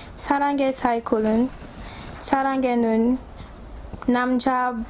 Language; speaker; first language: Korean; non-native, learner; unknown